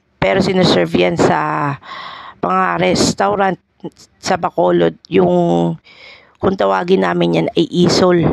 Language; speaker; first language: Filipino; non-native, local second language; Hiligaynon